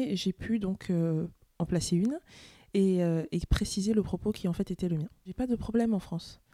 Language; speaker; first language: French; native; French